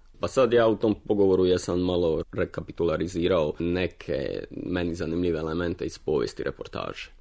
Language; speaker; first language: Croatian; native; Croatian